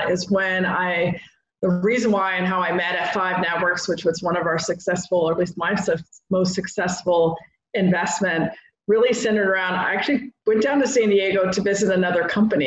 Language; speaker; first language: English; native; English